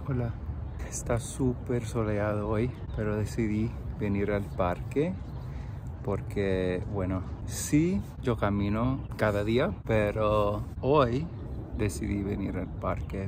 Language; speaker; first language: Spanish; non-native, learner; English